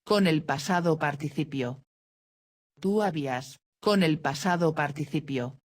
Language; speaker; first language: Spanish; non-native, fluent; Dutch